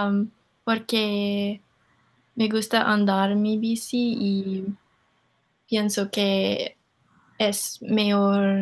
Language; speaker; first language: Spanish; non-native, learner; English